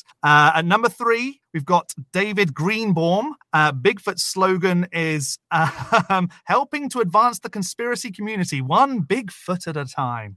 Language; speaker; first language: English; native; English